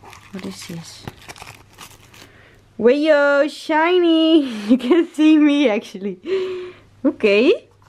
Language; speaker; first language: English; non-native, fluent; Dutch